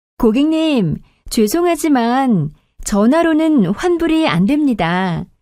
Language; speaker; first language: Korean; native; Korean